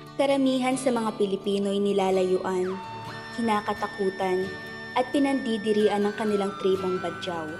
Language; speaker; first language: Filipino; native; Filipino